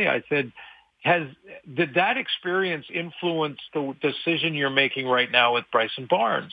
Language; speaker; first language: English; native; English